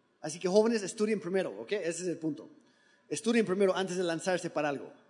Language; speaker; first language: Spanish; non-native, fluent; English